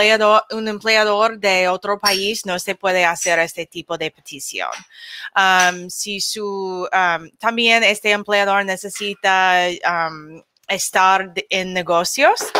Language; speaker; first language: Spanish; non-native, learner; English